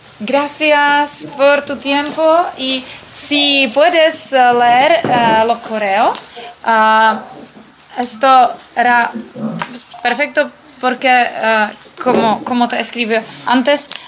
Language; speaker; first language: Spanish; non-native, learner; Czech